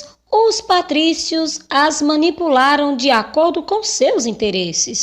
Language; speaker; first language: Portuguese; native; Portuguese